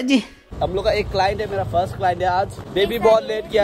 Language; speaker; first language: Hindi; non-native, local second language; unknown